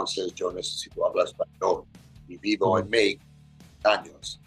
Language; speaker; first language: Spanish; non-native, learner; English